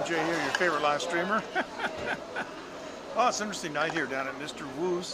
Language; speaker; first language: English; native; English